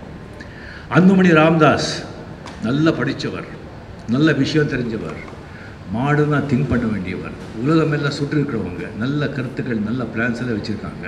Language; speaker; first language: Tamil; non-native, fluent; Marathi